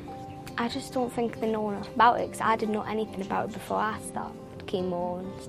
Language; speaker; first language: English; native; English